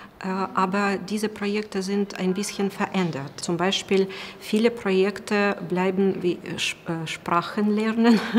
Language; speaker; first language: German; non-native, learner; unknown